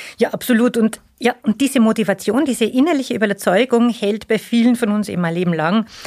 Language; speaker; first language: German; native; German